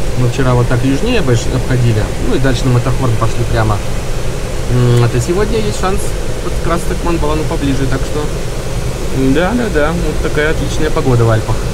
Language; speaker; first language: Russian; native; Russian